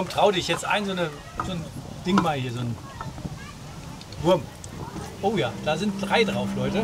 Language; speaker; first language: German; native; German